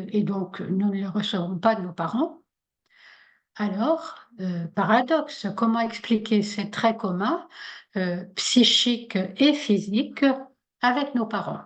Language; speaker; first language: French; native; French